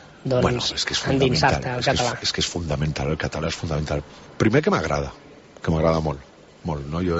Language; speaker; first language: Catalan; non-native, local second language; Spanish